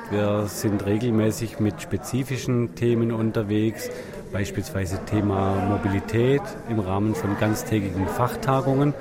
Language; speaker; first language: German; native; German